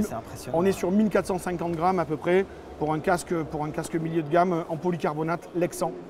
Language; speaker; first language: French; native; French